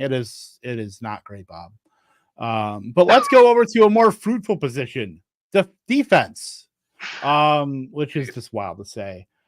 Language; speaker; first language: English; native; English